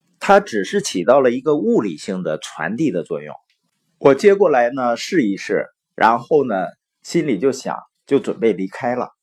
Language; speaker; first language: Chinese; native; Chinese